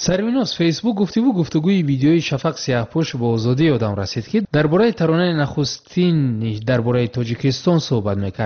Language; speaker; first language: Tajik; native; Tajik